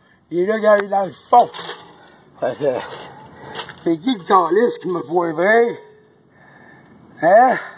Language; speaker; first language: French; native; French